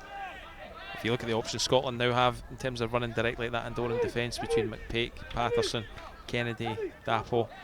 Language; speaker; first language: English; native; English